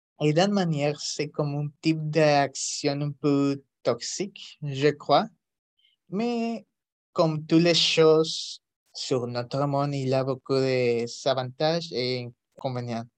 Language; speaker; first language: French; non-native, learner; Spanish